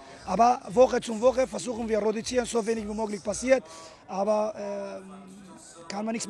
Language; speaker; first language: German; non-native, fluent; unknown